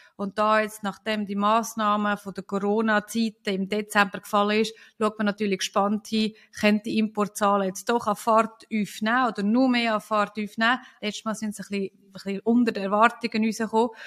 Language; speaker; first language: German; native; German